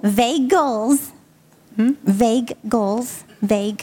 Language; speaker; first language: English; native; English